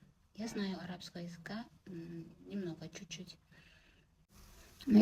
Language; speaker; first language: Russian; non-native, local second language; Kazakh